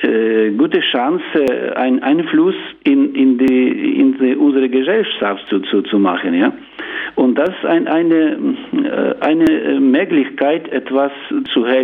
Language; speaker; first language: German; non-native, learner; Ukrainian